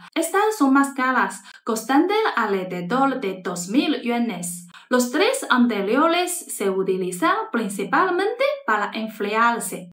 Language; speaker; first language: Spanish; non-native, fluent; Chinese